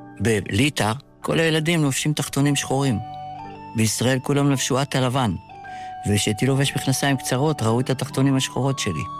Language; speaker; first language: Hebrew; early bilingual, other home language; Yiddish